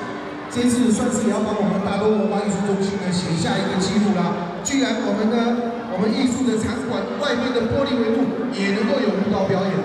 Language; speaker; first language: Chinese; native; Chinese